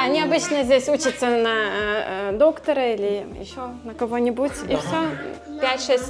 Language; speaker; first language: Russian; native; Russian